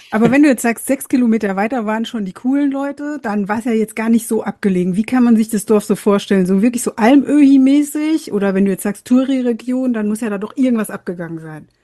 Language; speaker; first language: German; native; German